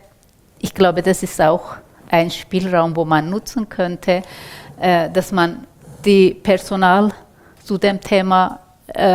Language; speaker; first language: German; non-native, fluent; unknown